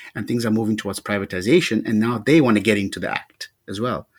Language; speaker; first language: English; native; English